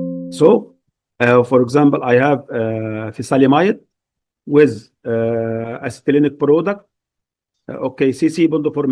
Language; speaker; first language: English; non-native, fluent; Arabic